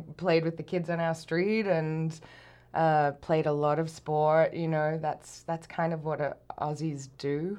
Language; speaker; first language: English; native; English